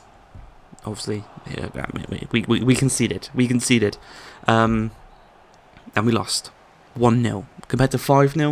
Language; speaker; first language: English; native; English